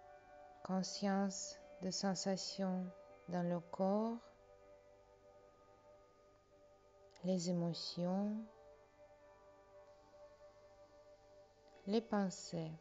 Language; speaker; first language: French; non-native, fluent; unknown